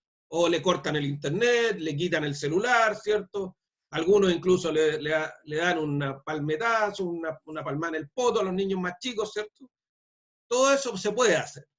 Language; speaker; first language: Spanish; native; Spanish